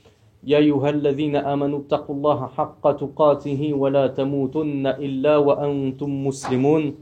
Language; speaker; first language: Arabic; non-native, fluent; French